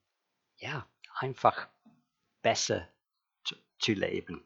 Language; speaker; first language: German; non-native, fluent; English